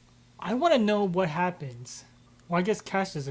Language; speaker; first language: English; native; English